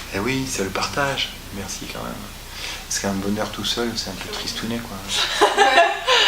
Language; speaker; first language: French; native; French